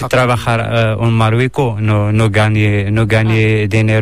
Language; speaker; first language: Spanish; non-native, learner; Arabic